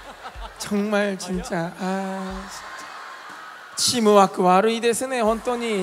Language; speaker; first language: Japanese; non-native, fluent; Korean